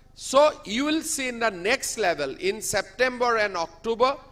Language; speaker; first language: English; non-native, local second language; Assamese